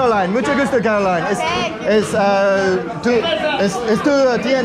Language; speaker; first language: Spanish; non-native, learner; English